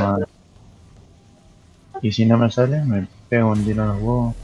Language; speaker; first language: Spanish; native; Spanish